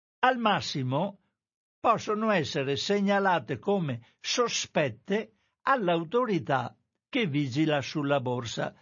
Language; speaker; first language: Italian; native; Italian